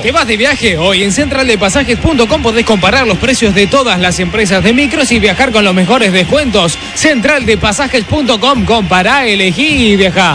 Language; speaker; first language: Spanish; native; Spanish